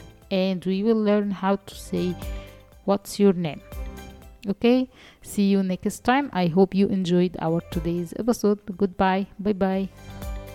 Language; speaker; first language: English; non-native, fluent; Arabic